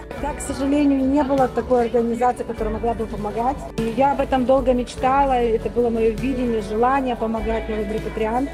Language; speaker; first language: Russian; native; Russian